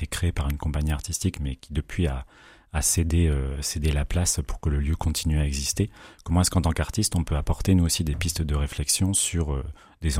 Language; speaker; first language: French; native; French